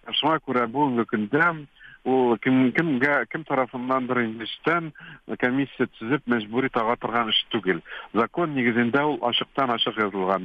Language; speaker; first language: Tatar; native; Tatar